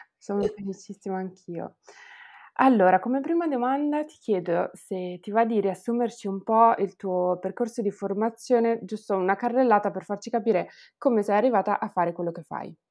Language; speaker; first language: Italian; native; Italian